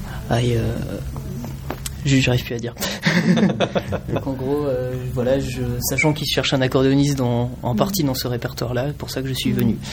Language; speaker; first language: French; native; French